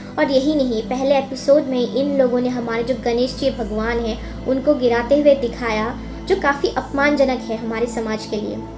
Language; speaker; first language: Hindi; non-native, local second language; Assamese